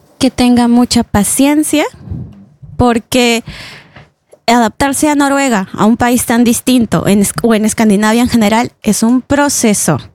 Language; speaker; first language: Spanish; native; Spanish